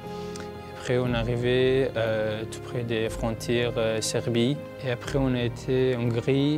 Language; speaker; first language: French; non-native, learner; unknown